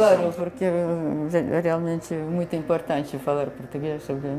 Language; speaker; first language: Portuguese; non-native, fluent; Russian